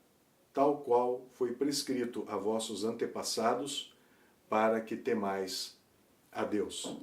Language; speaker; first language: Portuguese; native; Portuguese